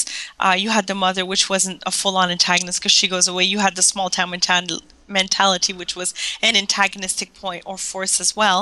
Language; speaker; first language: English; non-native, fluent; French